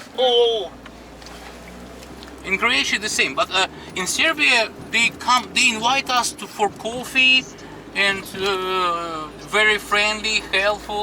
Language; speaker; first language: English; non-native, fluent; Russian